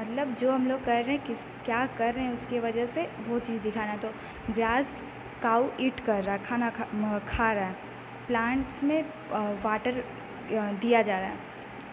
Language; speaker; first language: Hindi; native; Hindi